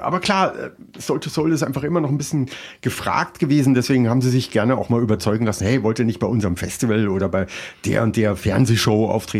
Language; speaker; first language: German; native; German